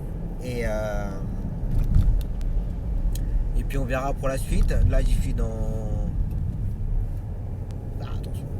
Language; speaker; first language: French; native; French